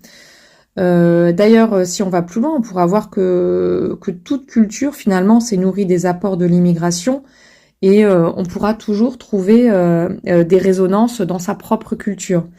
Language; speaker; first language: French; native; French